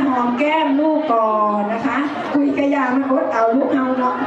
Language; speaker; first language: Thai; native; Thai